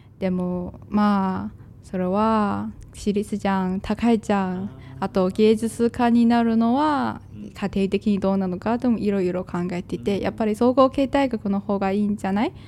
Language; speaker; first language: Japanese; non-native, fluent; Chinese